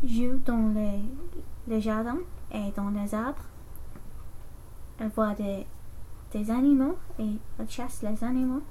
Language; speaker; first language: French; non-native, learner; English